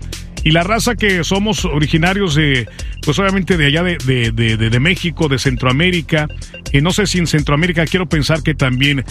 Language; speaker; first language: Spanish; native; Spanish